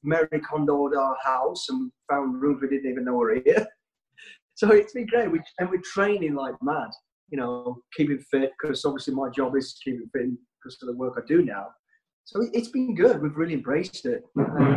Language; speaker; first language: English; native; English